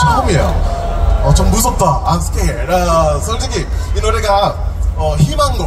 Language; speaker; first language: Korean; non-native, learner; English